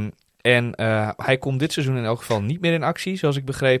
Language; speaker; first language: Dutch; native; Dutch